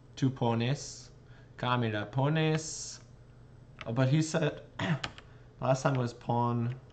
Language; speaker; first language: English; native; English